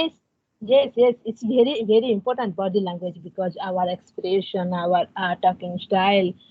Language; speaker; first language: English; non-native, learner; Odia